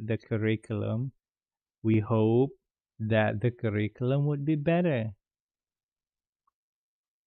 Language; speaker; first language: English; non-native, fluent; Indonesian